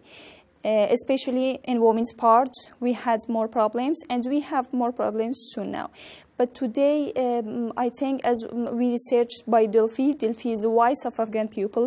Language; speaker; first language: English; non-native, learner; Persian